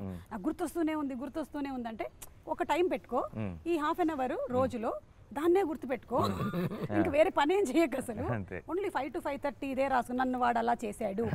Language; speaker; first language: Telugu; native; Telugu